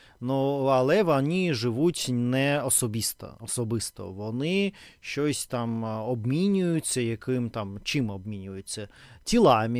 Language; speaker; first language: Ukrainian; non-native, local second language; Russian